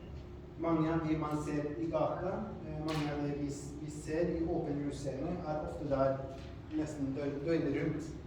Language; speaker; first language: Norwegian; non-native, fluent; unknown